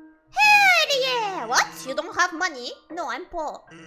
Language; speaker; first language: English; non-native, learner; Japanese